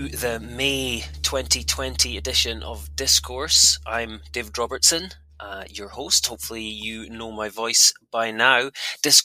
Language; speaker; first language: English; native; English